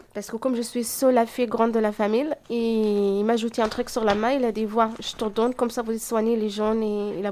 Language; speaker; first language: French; non-native, learner; Arabic